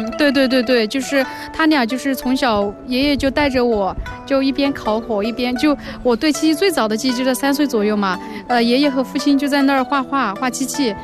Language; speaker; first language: Chinese; non-native, local second language; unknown